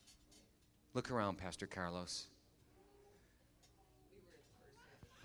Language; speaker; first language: English; native; English